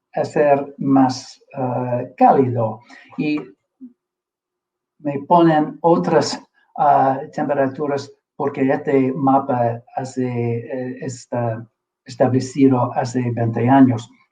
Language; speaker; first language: Spanish; non-native, fluent; English